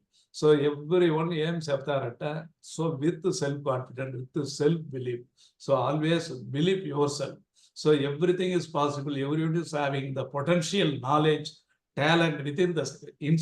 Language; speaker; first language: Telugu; non-native, local second language; Tamil